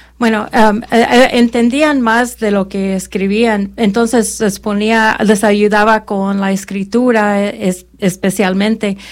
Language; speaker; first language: Spanish; early bilingual, other home language; English